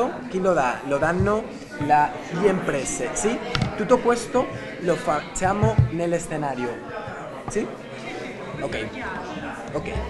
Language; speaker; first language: Italian; non-native, learner; Spanish